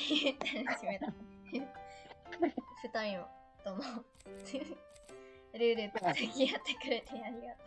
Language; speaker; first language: Japanese; non-native, learner; Thai